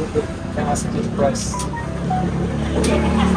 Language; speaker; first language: English; non-native, learner; Turkish